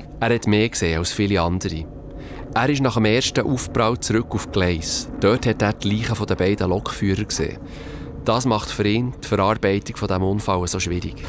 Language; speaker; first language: German; native; German